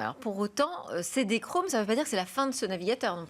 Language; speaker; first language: French; native; French